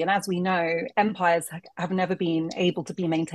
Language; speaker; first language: English; native; English